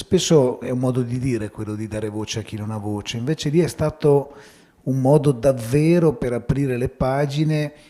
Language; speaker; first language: Italian; native; Italian